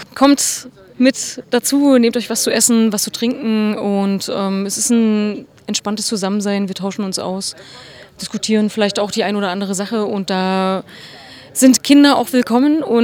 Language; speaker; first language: German; native; German